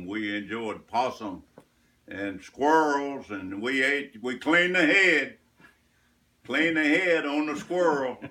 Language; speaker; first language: English; native; English